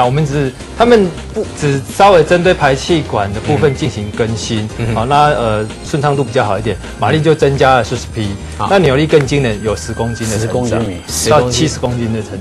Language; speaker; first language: Chinese; native; Chinese